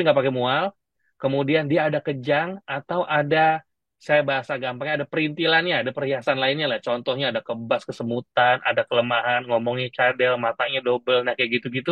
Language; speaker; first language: Indonesian; native; Indonesian